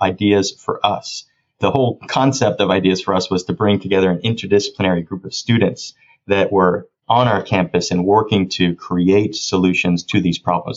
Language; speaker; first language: English; native; English